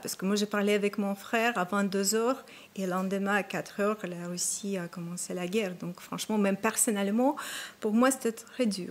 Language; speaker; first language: French; non-native, fluent; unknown